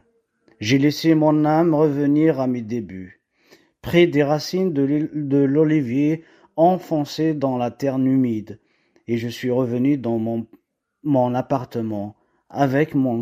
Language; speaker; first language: French; non-native, local second language; Kabyle